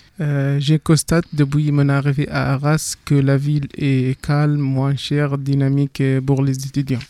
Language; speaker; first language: French; non-native, fluent; Arabic